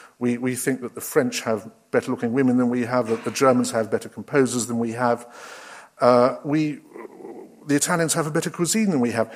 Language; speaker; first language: English; native; English